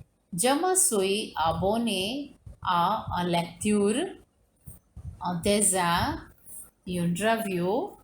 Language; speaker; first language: French; non-native, learner; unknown